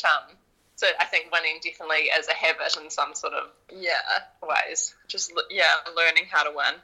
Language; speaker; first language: English; native; English